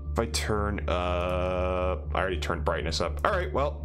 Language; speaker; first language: English; native; English